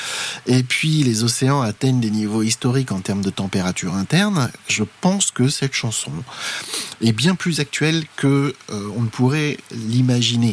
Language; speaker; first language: French; native; French